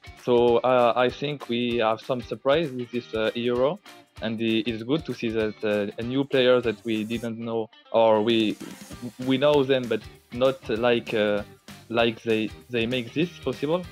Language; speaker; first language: English; non-native, fluent; French